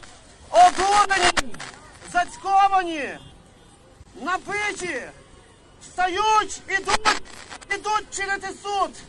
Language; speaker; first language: Ukrainian; native; Ukrainian